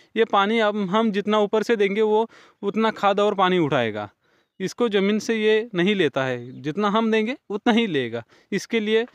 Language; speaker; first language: Hindi; non-native, local second language; Marathi